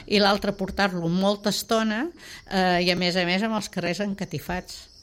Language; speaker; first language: Catalan; native; Catalan